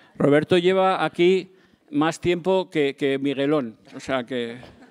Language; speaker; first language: Spanish; native; Spanish